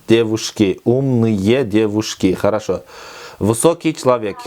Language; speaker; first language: Russian; non-native, local second language; Kyrgyz